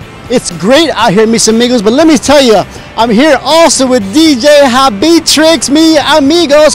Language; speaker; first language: English; early bilingual, other home language; Spanish